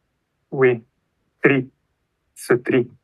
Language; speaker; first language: French; non-native, fluent; Russian